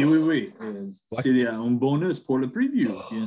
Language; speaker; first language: French; non-native, learner; English